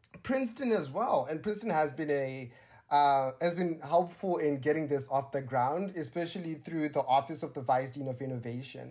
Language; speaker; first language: English; non-native, local second language; Shona